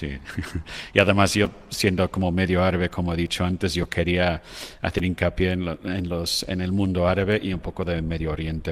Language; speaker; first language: Spanish; non-native, fluent; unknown